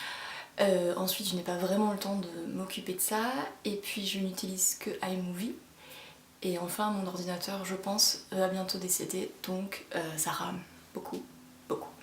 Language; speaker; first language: French; native; French